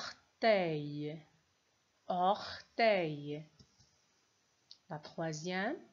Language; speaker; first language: French; non-native, local second language; Arabic